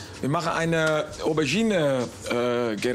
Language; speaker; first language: German; non-native, learner; Dutch